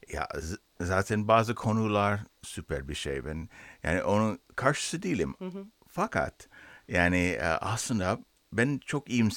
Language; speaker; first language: Turkish; non-native, learner; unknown